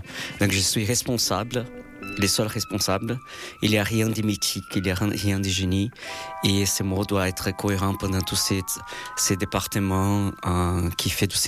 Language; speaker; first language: French; non-native, fluent; Portuguese